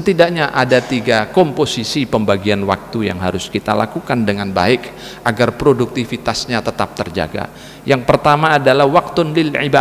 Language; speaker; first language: Indonesian; native; Indonesian